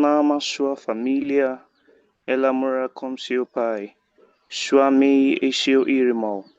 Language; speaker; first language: Portuguese; non-native, learner; English